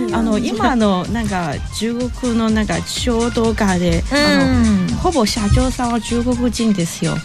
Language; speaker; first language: Japanese; non-native, fluent; Chinese